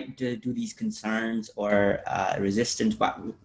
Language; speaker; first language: English; non-native, local second language; Nepali